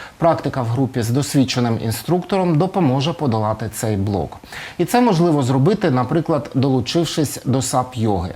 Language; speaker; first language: Ukrainian; native; Ukrainian